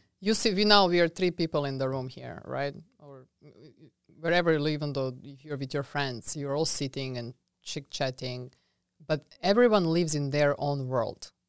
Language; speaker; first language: English; non-native, fluent; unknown